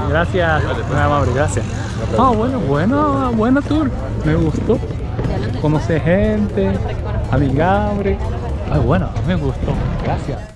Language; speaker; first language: Spanish; non-native, learner; Japanese